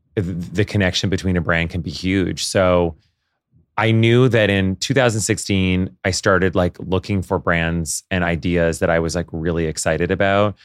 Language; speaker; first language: English; native; English